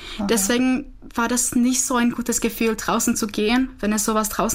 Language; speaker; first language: German; non-native, fluent; Czech